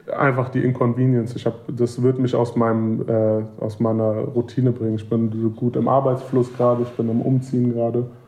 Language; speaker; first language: German; native; German